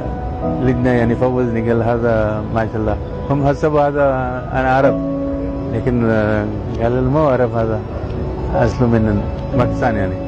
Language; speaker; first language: Arabic; non-native, fluent; Urdu